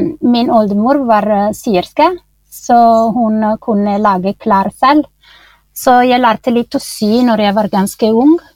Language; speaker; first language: Norwegian; non-native, fluent; Italian